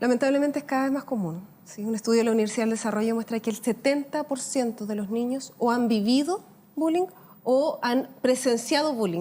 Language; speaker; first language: Spanish; native; Spanish